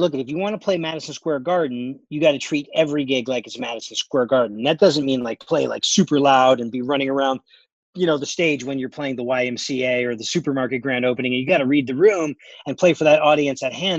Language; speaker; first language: English; native; English